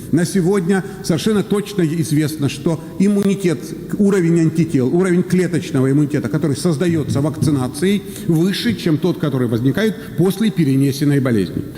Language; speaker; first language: Russian; native; Russian